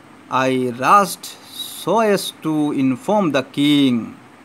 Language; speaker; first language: English; non-native, local second language; Sylheti